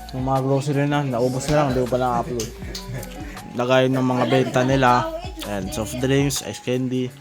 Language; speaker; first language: Filipino; non-native, local second language; Cebuano